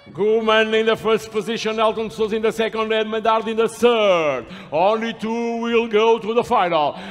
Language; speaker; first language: English; non-native, learner; Portuguese